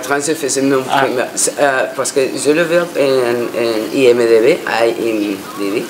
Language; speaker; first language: French; non-native, fluent; Spanish